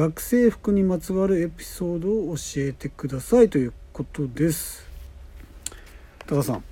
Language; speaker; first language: Japanese; native; Japanese